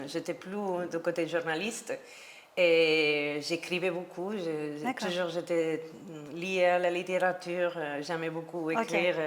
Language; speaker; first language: French; non-native, learner; Spanish